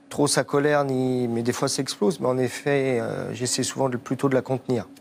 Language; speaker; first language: French; native; French